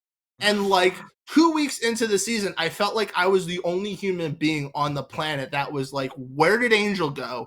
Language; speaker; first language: English; native; English